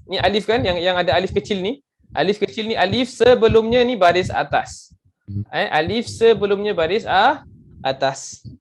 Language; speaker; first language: Malay; native; Malay